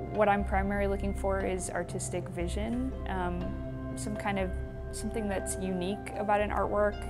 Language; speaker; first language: English; native; English